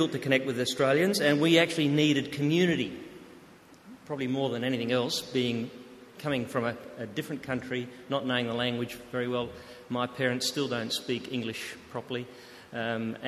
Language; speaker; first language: English; native; English